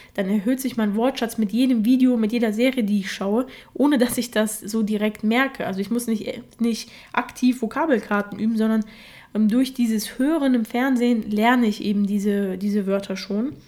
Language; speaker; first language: German; early bilingual, other home language; Russian